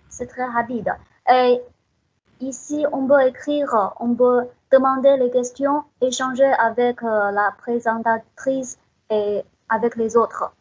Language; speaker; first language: French; non-native, fluent; Chinese